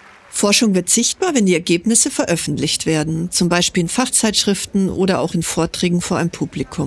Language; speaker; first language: German; native; German